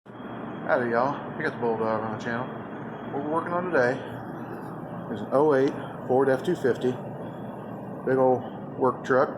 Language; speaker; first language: English; native; English